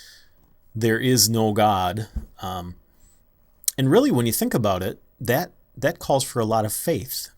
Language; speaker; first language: English; native; English